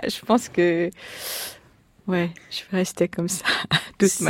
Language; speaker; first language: French; non-native, fluent; Korean